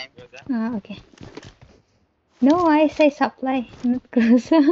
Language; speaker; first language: English; non-native, learner; Indonesian